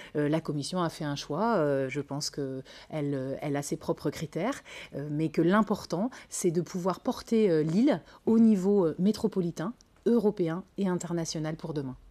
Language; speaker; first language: French; native; French